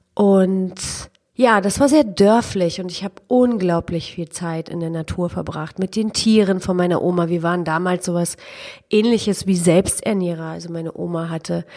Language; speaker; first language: German; early bilingual, other home language; Polish